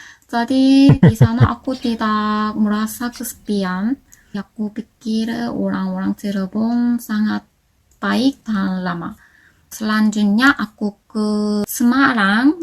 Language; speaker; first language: Indonesian; non-native, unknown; Korean